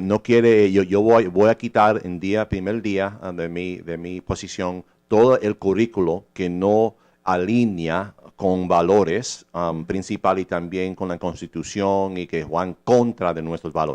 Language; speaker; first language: Spanish; early bilingual, heritage; English